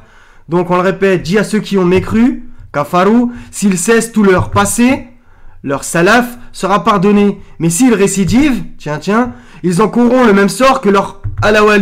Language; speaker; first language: French; native; French